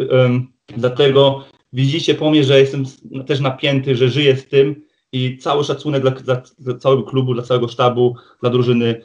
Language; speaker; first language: Polish; early bilingual, heritage; Polish